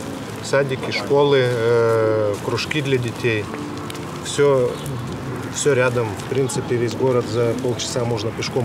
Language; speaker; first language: Russian; native; Russian